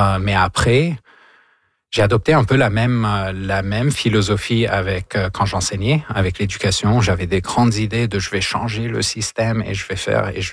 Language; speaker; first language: French; non-native, local second language; Arabic